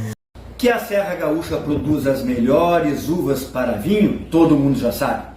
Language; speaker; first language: Portuguese; native; Portuguese